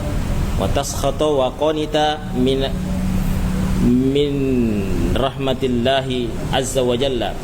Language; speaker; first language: Arabic; non-native, learner; Indonesian